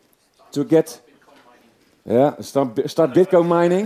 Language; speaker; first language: English; non-native, fluent; Dutch